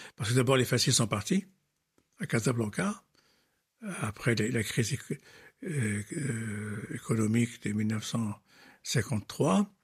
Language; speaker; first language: French; non-native, local second language; Arabic